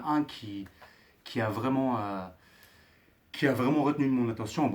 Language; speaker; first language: French; native; French